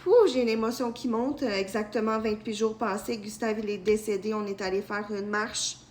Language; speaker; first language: French; native; French